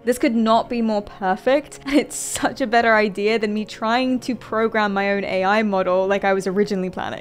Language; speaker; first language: English; native; English